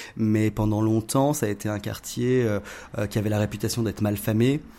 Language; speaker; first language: French; native; French